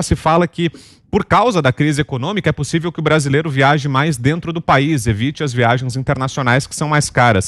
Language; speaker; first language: Portuguese; native; Portuguese